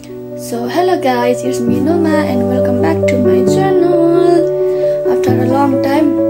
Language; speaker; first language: English; non-native, learner; Nepali